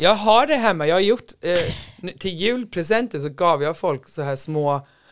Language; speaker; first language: Swedish; non-native, fluent; Icelandic